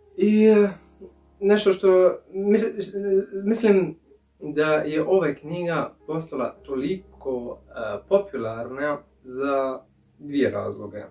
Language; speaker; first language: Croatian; early bilingual, heritage; English